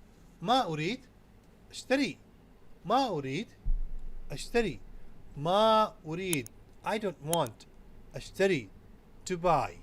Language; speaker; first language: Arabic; non-native, fluent; Urdu